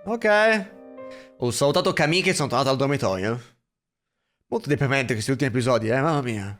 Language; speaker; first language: Italian; native; Italian